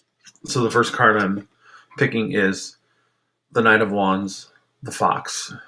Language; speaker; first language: English; native; English